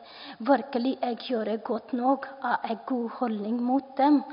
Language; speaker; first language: Norwegian; non-native, fluent; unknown